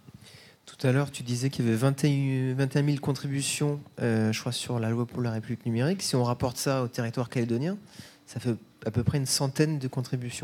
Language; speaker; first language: French; native; French